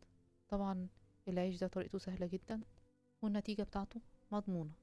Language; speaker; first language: Arabic; native; Arabic